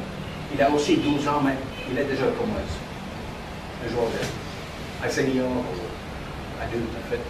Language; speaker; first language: French; non-native, learner; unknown